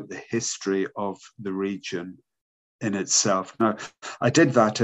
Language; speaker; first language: English; native; English